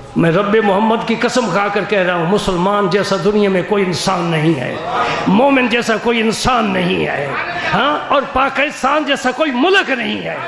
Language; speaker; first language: Urdu; non-native, local second language; Punjabi